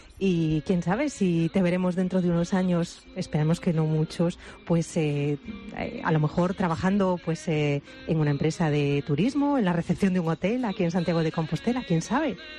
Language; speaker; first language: Spanish; native; Spanish